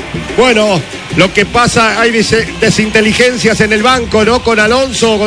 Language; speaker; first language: Spanish; native; Spanish